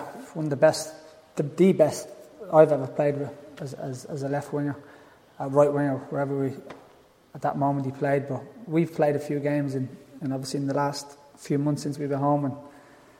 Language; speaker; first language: English; native; English